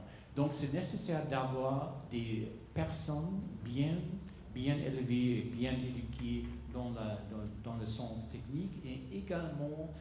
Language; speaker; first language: French; non-native, fluent; German